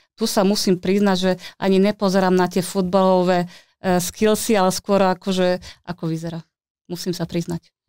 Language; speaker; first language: Slovak; native; Slovak